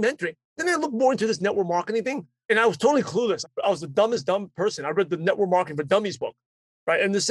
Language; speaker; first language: English; early bilingual, other home language; Cantonese